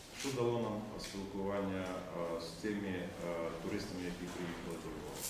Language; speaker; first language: Ukrainian; non-native, fluent; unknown